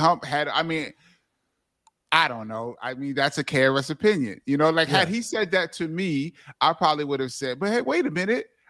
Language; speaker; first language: English; native; English